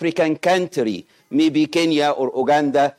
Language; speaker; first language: English; non-native, fluent; Arabic